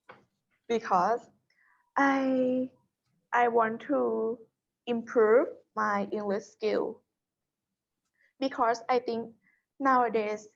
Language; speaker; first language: English; non-native, learner; Thai